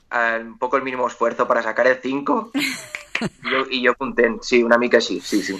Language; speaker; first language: Spanish; non-native, local second language; Catalan